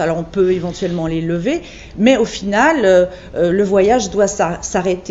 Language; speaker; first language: French; native; French